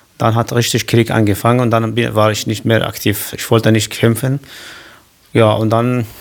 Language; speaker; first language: German; non-native, learner; Kurdish